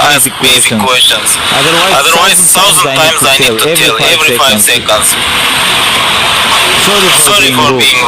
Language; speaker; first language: English; non-native, learner; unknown